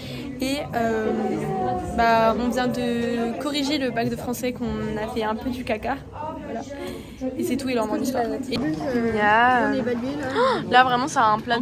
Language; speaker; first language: French; native; French